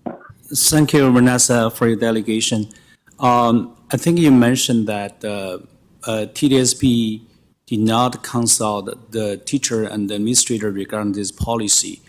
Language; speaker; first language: English; non-native, fluent; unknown